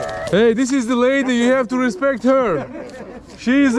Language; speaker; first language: English; non-native, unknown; Turkish